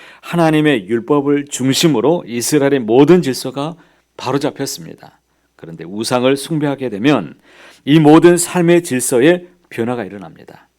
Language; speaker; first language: Korean; native; Korean